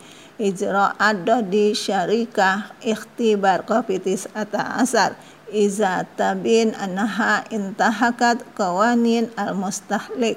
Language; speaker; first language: Arabic; non-native, fluent; Indonesian